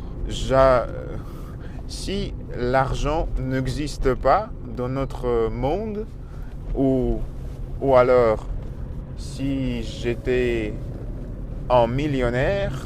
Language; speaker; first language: French; non-native, learner; Russian